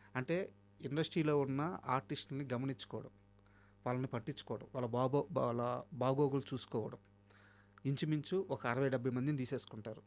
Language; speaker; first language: Telugu; native; Telugu